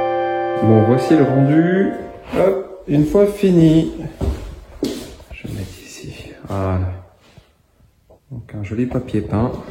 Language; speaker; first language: French; native; French